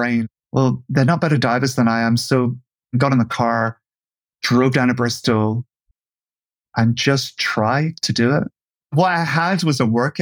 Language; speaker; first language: English; native; English